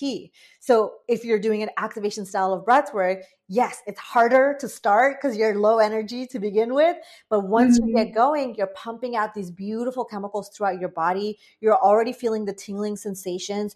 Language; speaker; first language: English; non-native, local second language; Bangla